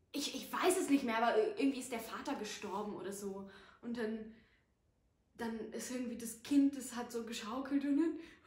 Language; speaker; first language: German; native; German